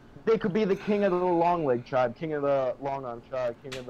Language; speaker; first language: English; native; English